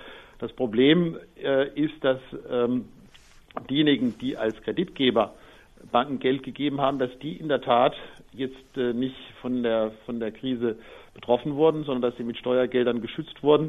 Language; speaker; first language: German; native; German